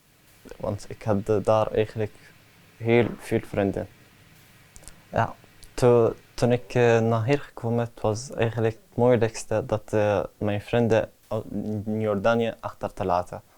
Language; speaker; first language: Dutch; early bilingual, other home language; Arabic